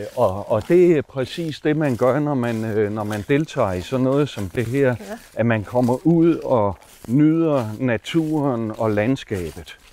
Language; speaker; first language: Danish; native; Danish